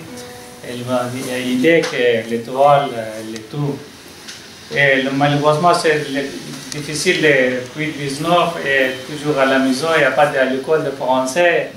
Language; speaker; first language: French; non-native, learner; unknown